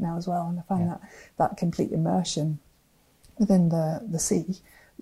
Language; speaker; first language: English; native; English